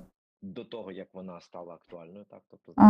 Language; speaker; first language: Ukrainian; native; Ukrainian